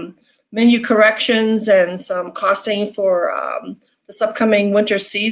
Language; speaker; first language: English; native; English